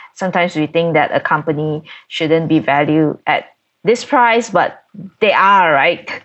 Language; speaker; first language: English; non-native, local second language; Cantonese